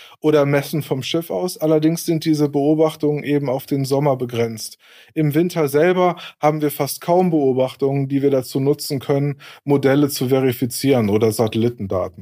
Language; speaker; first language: German; native; German